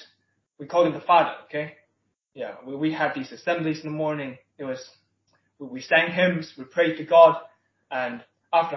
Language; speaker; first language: English; non-native, local second language; Cantonese